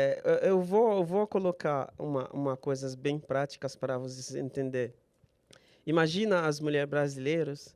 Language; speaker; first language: Portuguese; non-native, fluent; Haitian Creole